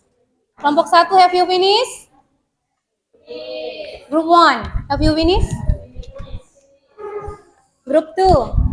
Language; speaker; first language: English; non-native, fluent; Indonesian